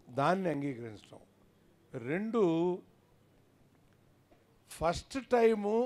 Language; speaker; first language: Telugu; native; Telugu